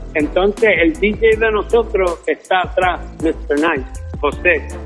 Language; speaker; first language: Spanish; early bilingual, heritage; Spanish